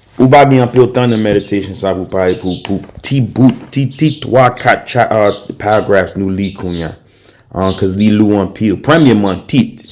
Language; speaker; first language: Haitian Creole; early bilingual, heritage; Haitian Creole